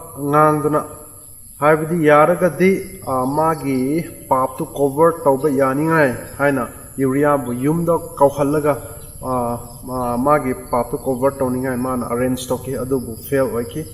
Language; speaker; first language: Manipuri; non-native, local second language; Rongmei Naga